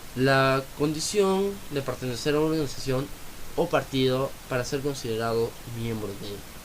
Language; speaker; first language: Spanish; native; Spanish